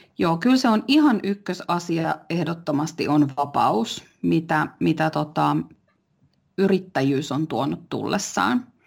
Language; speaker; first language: Finnish; native; Finnish